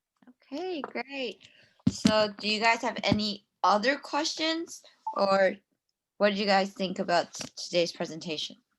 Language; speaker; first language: English; non-native, fluent; Chinese